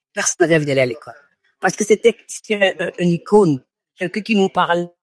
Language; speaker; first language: French; non-native, local second language; Fon